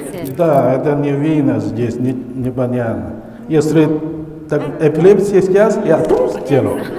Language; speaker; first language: Russian; non-native, learner; Chinese